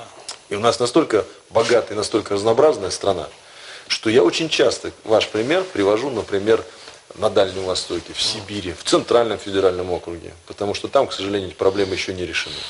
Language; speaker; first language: Russian; native; Russian